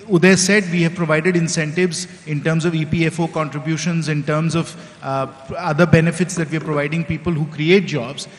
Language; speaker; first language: English; non-native, local second language; Hindi